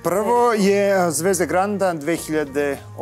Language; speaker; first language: Serbian; native; Serbian